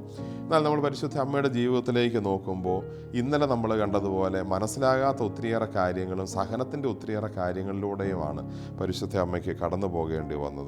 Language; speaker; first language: Malayalam; native; Malayalam